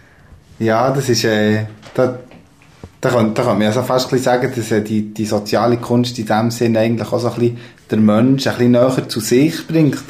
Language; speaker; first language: German; native; German